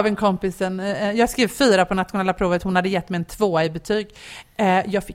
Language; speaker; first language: Swedish; native; Swedish